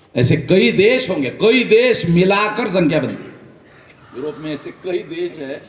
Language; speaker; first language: Urdu; native; Urdu